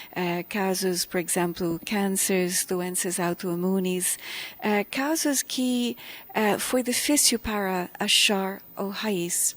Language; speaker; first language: Portuguese; non-native, fluent; English